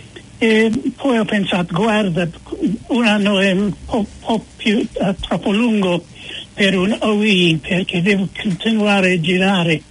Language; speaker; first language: Italian; non-native, fluent; English